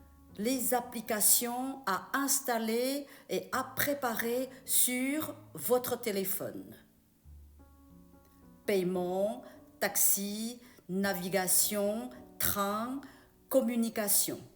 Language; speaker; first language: French; non-native, fluent; Chinese